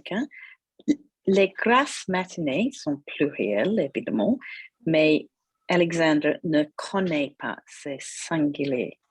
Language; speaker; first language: French; non-native, fluent; English